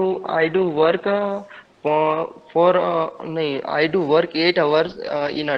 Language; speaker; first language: English; non-native, learner; Hindi